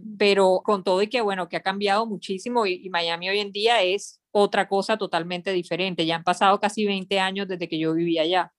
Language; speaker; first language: Spanish; native; Spanish